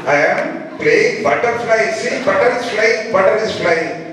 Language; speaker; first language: English; non-native, local second language; Telugu